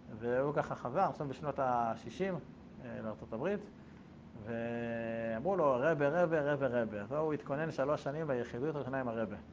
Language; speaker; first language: Hebrew; native; Hebrew